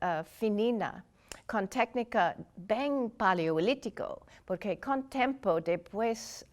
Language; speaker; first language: Portuguese; non-native, learner; English